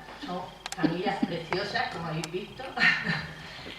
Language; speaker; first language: Spanish; native; Spanish